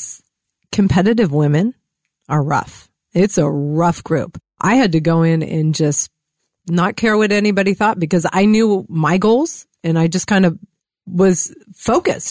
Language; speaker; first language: English; native; English